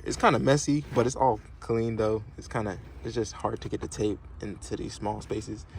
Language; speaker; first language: English; native; English